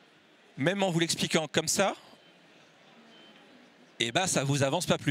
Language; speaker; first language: French; native; French